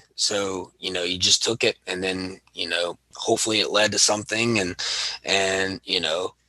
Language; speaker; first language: English; native; English